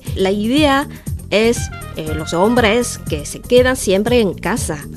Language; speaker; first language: Spanish; non-native, fluent; Chinese